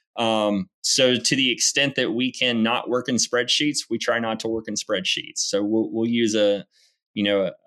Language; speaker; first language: English; native; English